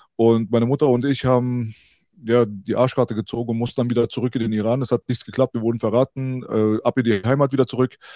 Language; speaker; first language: German; early bilingual, other home language; Persian